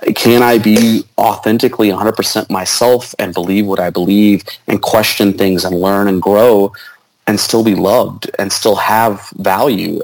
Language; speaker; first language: English; native; English